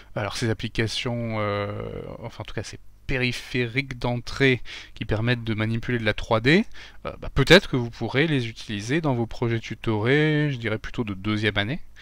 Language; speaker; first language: French; native; French